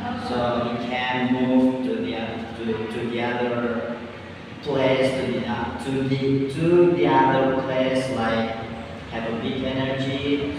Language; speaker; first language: English; non-native, learner; Indonesian